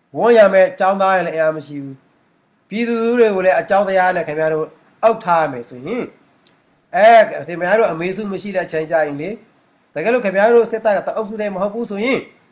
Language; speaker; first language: Burmese; non-native, local second language; Mon